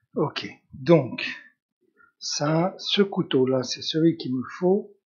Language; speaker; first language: French; native; French